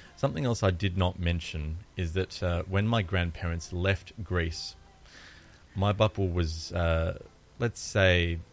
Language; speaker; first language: English; early bilingual, other home language; Greek